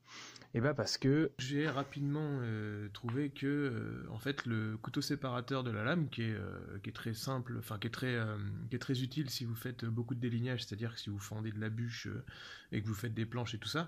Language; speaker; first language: French; native; French